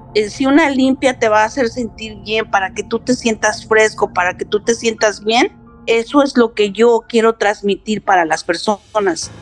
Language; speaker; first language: Spanish; early bilingual, heritage; Spanish